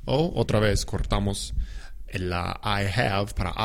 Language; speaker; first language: Spanish; non-native, fluent; English